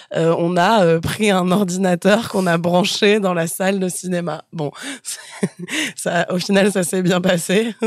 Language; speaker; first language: French; native; French